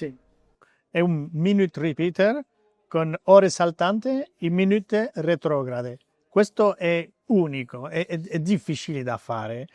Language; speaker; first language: Italian; non-native, learner; French